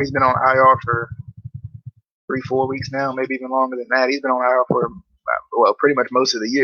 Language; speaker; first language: English; native; English